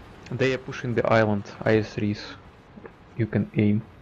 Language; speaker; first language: English; non-native, learner; Russian